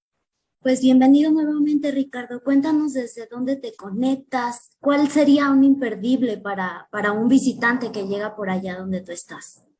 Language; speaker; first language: Spanish; native; Spanish